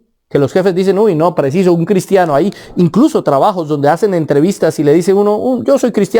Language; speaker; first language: Spanish; native; Spanish